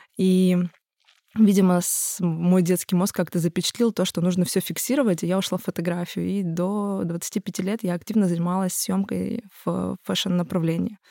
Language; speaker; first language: Russian; native; Russian